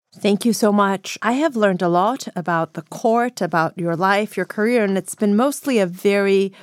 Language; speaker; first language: English; non-native, fluent; Greek